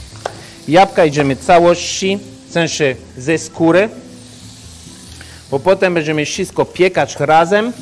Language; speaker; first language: Polish; non-native, learner; French